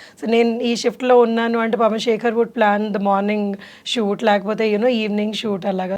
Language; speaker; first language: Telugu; native; Telugu